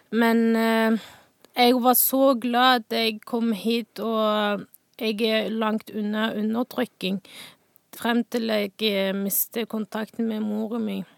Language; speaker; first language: Norwegian; non-native, fluent; Uyghur